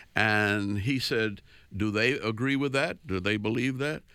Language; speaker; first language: English; native; English